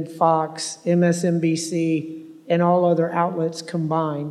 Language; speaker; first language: English; native; English